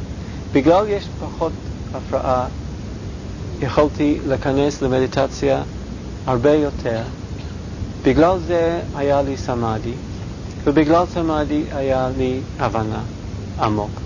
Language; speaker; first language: Hebrew; non-native, fluent; English